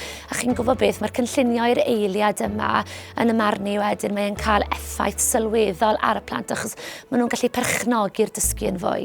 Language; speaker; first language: Welsh; native; Welsh